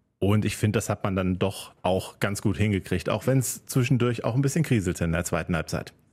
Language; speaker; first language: German; native; German